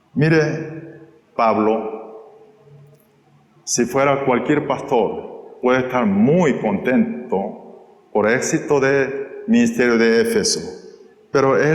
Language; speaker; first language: Spanish; non-native, fluent; Korean